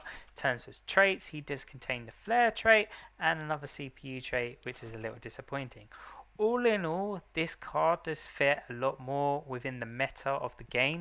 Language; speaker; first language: English; native; English